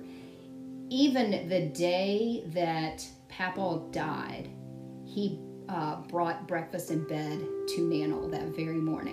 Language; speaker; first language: English; native; English